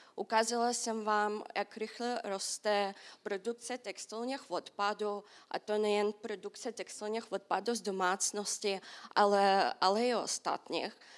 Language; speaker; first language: Czech; non-native, fluent; Russian